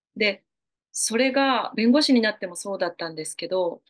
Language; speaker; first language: Japanese; native; Japanese